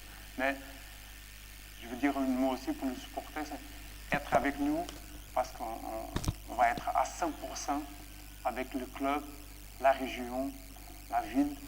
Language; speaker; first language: French; non-native, fluent; Portuguese